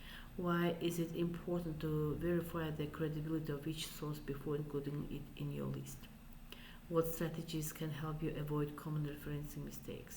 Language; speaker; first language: English; non-native, fluent; Kazakh